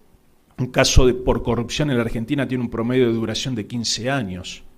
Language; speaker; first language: Spanish; native; Spanish